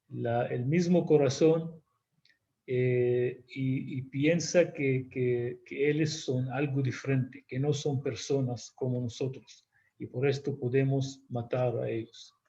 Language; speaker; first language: Spanish; non-native, fluent; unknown